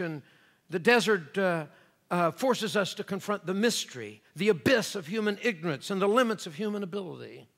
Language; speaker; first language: English; native; English